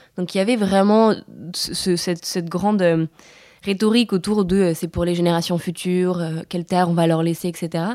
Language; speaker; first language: French; native; French